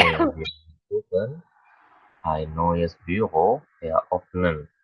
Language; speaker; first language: German; non-native, fluent; Indonesian